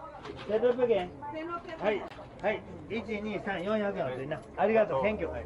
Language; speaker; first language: Japanese; native; Japanese